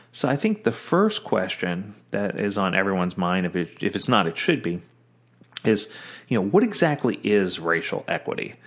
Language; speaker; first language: English; native; English